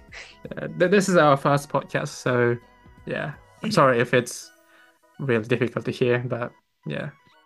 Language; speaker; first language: English; non-native, fluent; Japanese